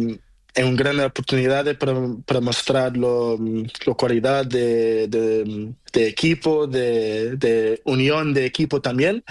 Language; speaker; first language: Spanish; non-native, learner; Portuguese